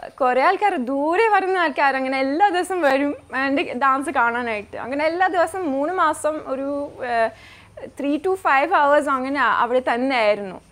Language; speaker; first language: Malayalam; non-native, fluent; French